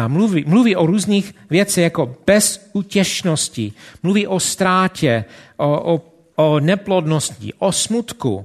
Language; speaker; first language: Czech; non-native, fluent; English